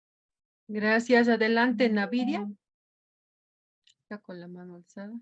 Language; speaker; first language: Spanish; native; Spanish